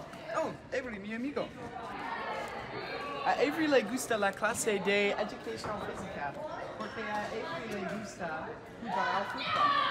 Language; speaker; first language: Spanish; non-native, learner; English